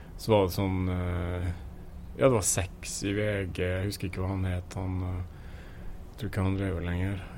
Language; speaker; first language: Norwegian; native; Norwegian